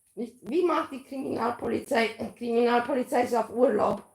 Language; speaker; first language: German; non-native, learner; Romanian